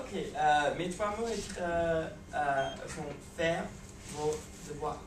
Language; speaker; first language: French; non-native, learner; English